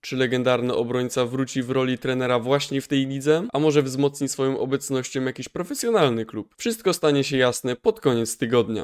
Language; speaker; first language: Polish; native; Polish